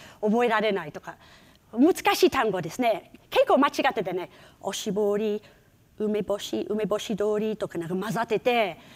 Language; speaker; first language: Japanese; non-native, fluent; English